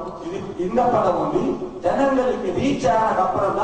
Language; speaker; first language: Tamil; non-native, local second language; Telugu